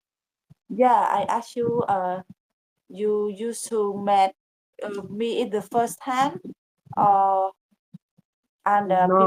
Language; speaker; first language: English; non-native, learner; Khmer